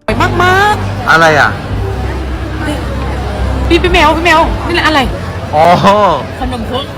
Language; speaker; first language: Thai; non-native, learner; Vietnamese